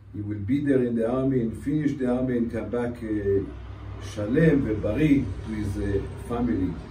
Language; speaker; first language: English; non-native, fluent; Hebrew